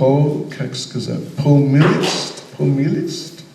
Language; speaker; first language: Russian; non-native, learner; English